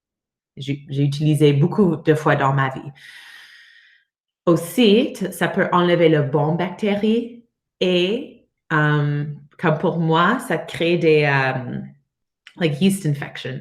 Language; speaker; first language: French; non-native, learner; English